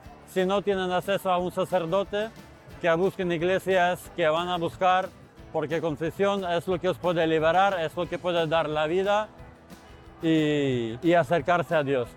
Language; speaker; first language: Spanish; non-native, fluent; Ukrainian